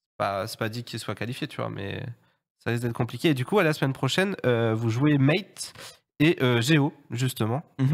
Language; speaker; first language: French; native; French